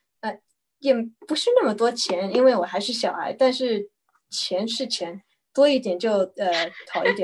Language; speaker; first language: Chinese; early bilingual, heritage; Chinese